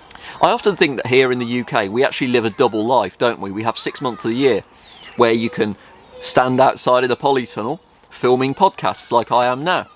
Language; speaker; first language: English; native; English